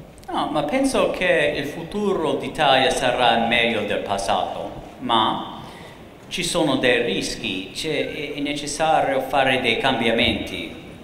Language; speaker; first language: Italian; non-native, learner; English